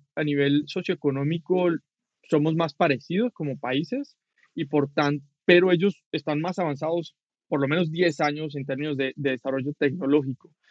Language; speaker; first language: Spanish; native; Spanish